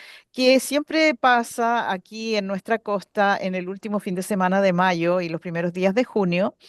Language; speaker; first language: Spanish; native; Spanish